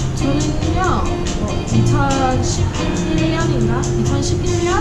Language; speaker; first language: Korean; non-native, learner; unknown